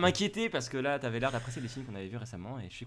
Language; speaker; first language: French; native; French